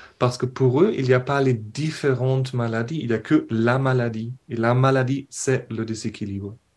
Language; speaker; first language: French; non-native, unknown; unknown